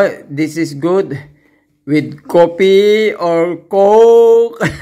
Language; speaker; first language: English; non-native, local second language; Filipino